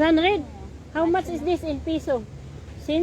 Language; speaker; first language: English; non-native, learner; Filipino